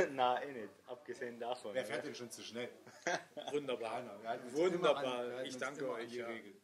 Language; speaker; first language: German; native; German